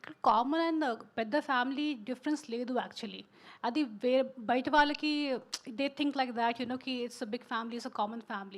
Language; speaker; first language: Telugu; non-native, fluent; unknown